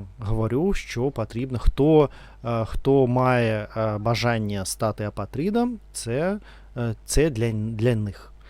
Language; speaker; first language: Ukrainian; non-native, local second language; Russian